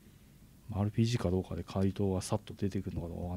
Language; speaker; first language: Japanese; native; Japanese